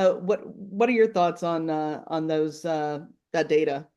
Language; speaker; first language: English; native; English